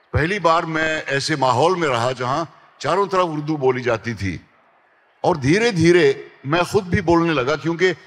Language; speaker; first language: Hindi; native; Hindi